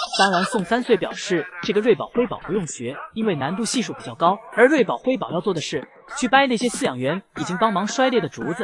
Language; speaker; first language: Chinese; native; Chinese